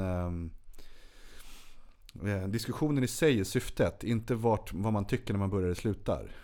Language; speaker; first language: Swedish; native; Swedish